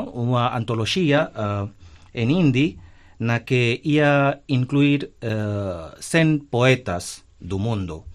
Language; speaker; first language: Galician; non-native, fluent; Hindi